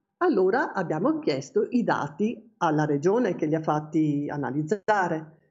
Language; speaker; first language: Italian; native; Italian